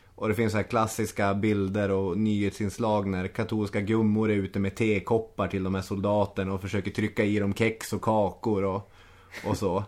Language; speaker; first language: Swedish; native; Swedish